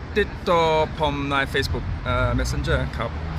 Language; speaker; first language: Thai; non-native, learner; English